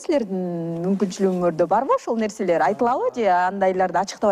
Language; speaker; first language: Kyrgyz; native; Kyrgyz